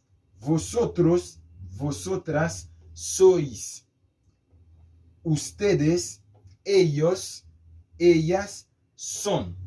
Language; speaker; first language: Spanish; non-native, fluent; Haitian Creole